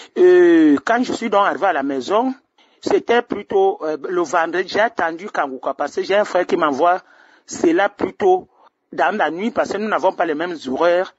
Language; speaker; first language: French; non-native, local second language; Rundi